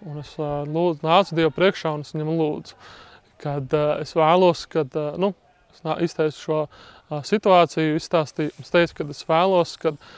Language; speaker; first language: Latvian; native; Latvian